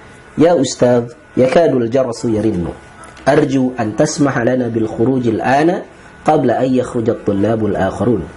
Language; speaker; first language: Arabic; non-native, fluent; Indonesian